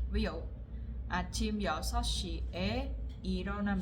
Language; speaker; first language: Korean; non-native, fluent; Vietnamese